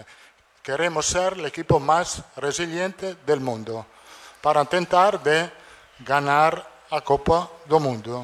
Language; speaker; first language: Portuguese; non-native, learner; Italian